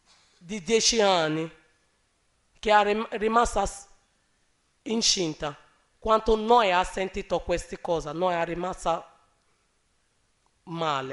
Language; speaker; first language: Italian; non-native, learner; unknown